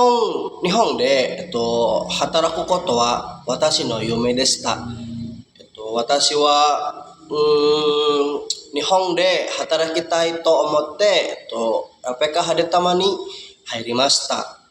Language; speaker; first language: Japanese; non-native, learner; Indonesian